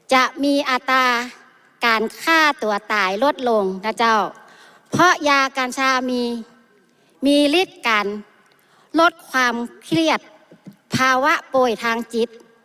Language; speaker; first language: Thai; native; Thai